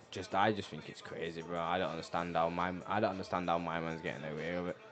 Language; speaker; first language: English; native; English